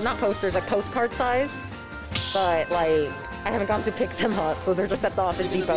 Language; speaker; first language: English; native; English